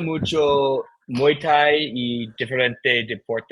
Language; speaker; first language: Spanish; non-native, learner; English